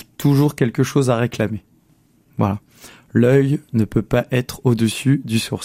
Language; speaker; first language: French; native; French